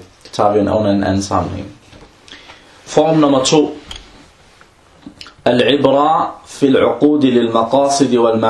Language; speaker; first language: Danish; early bilingual, other home language; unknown